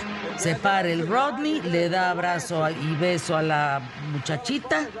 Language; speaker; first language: Spanish; native; Spanish